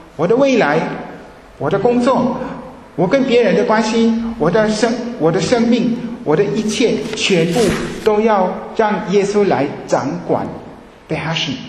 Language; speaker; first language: Chinese; early bilingual, heritage; Chinese